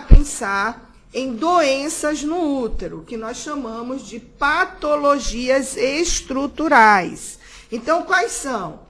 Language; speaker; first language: Portuguese; native; Portuguese